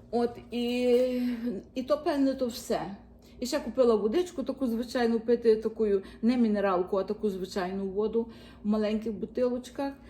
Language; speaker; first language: Ukrainian; native; Ukrainian